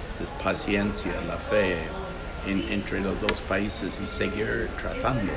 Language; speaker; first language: Spanish; non-native, fluent; English